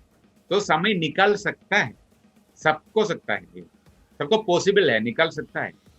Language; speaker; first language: Hindi; non-native, local second language; Malayalam